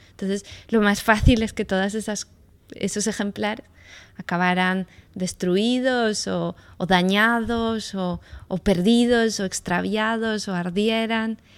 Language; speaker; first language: Spanish; native; Spanish